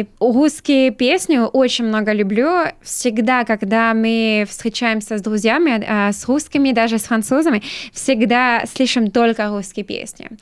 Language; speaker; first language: Russian; non-native, learner; French